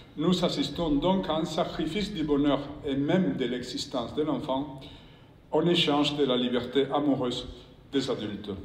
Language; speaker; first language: French; non-native, fluent; Spanish